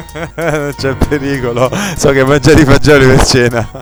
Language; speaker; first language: Italian; native; Italian